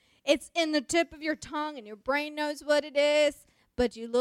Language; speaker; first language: English; non-native, fluent; Spanish